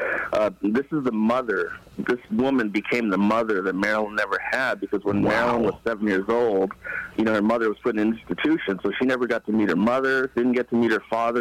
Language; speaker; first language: English; native; English